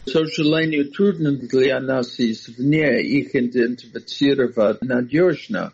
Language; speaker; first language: Russian; non-native, fluent; English